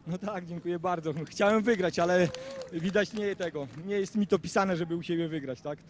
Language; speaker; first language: Polish; native; Polish